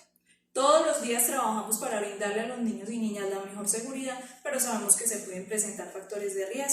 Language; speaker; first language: Spanish; native; Spanish